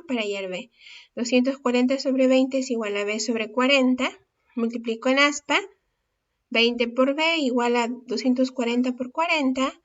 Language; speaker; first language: Spanish; native; Spanish